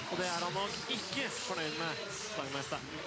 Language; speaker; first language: Norwegian; native; Norwegian